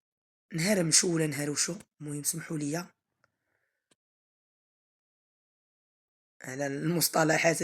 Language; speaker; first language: Arabic; native; Arabic